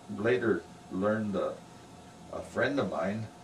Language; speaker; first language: English; native; English